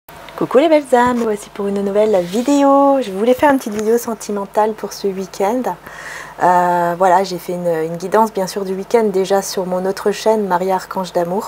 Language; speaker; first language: French; native; French